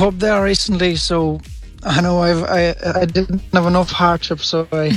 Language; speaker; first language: English; native; English